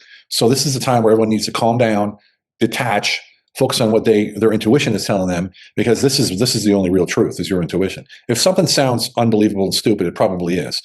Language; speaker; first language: English; native; English